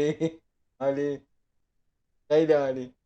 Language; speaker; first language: Persian; non-native, fluent; Arabic